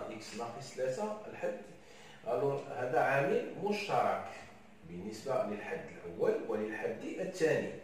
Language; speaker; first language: French; non-native, local second language; Arabic